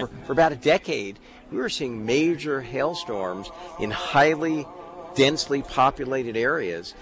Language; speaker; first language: English; native; English